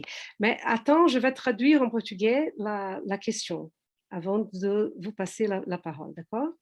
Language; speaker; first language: French; non-native, fluent; Portuguese